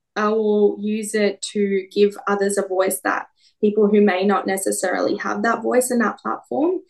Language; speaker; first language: English; native; English